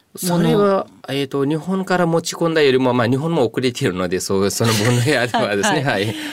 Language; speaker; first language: Japanese; non-native, fluent; Nepali